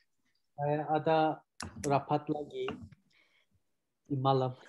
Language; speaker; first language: Indonesian; non-native, learner; Turkish